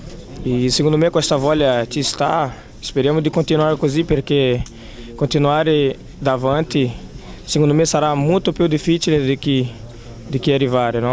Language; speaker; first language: Italian; non-native, fluent; Portuguese